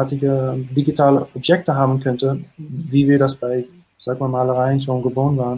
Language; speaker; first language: German; non-native, fluent; Dutch